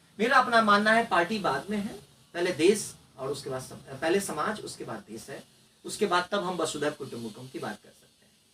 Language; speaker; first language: Hindi; non-native, local second language; Maithili